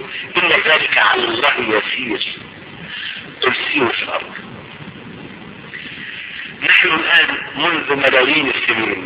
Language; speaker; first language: Arabic; native; Arabic